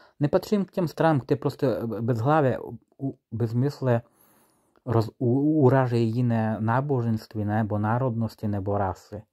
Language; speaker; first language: Czech; non-native, fluent; Ukrainian